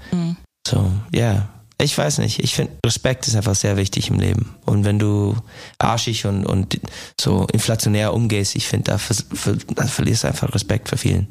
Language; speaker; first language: German; non-native, fluent; English